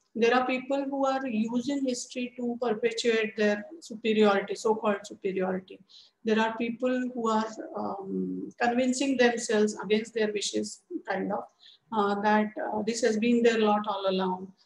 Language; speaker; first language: English; non-native, local second language; Marathi